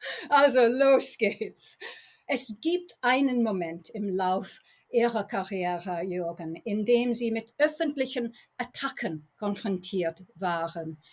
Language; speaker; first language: German; non-native, learner; English